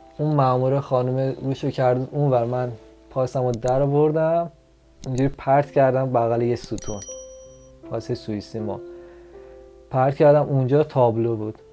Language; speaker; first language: Persian; native; Persian